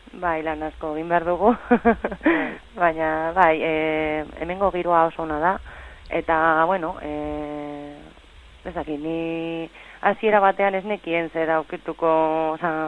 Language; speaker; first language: Basque; non-native, local second language; Spanish